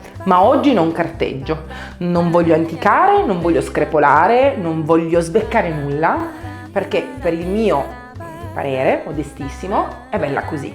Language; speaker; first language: Italian; native; Italian